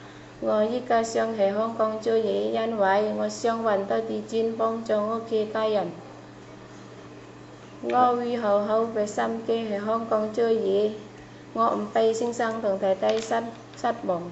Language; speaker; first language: Cantonese; non-native, learner; Indonesian